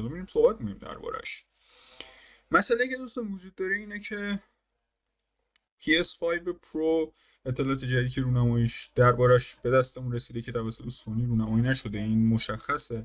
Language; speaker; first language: Persian; native; Persian